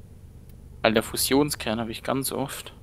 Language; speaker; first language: German; native; German